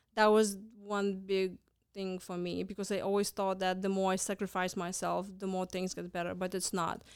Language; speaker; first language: English; non-native, fluent; Lithuanian